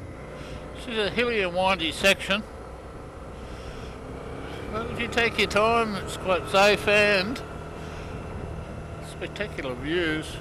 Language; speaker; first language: English; native; English